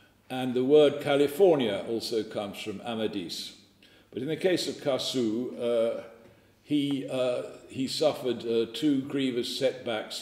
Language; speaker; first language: English; native; English